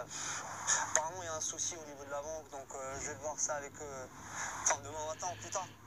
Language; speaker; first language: French; native; French